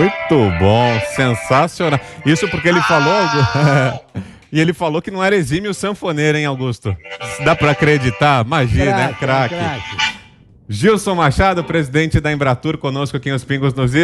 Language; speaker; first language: Portuguese; native; Portuguese